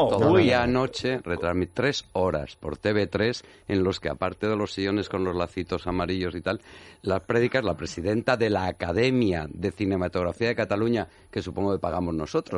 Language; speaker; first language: Spanish; native; Spanish